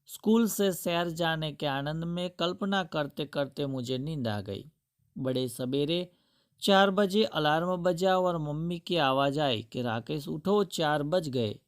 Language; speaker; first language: Hindi; non-native, local second language; Gujarati